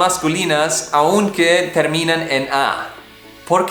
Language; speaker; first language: Spanish; non-native, fluent; German